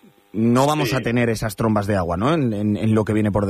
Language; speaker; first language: Spanish; native; Spanish